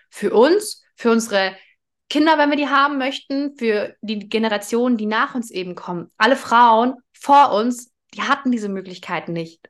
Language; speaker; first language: German; early bilingual, other home language; Russian